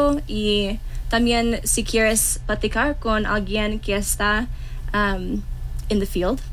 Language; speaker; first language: Spanish; non-native, learner; English